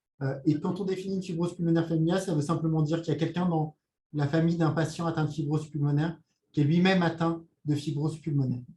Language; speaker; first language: French; native; French